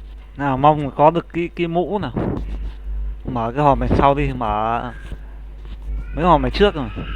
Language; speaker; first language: Vietnamese; native; Vietnamese